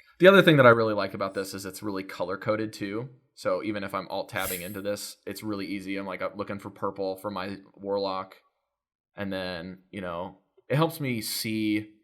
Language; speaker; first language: English; native; English